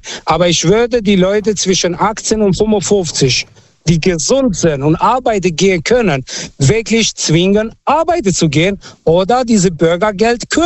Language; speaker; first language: German; non-native, fluent; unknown